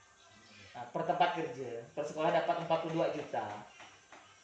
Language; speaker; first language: Malay; native; Malay